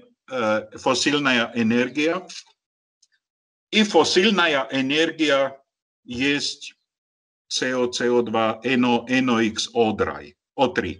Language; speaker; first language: Russian; non-native, learner; Slovak